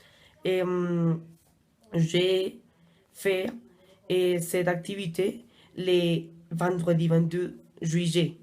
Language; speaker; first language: French; non-native, learner; Spanish